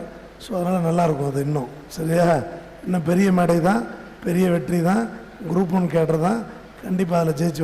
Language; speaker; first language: Tamil; native; Tamil